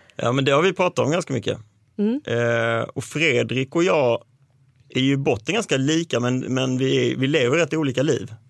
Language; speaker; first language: Swedish; native; Swedish